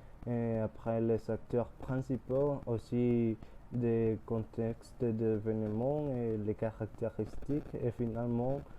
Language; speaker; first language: French; non-native, learner; Spanish